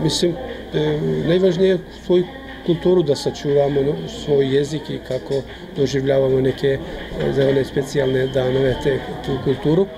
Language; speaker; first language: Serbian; early bilingual, heritage; Croatian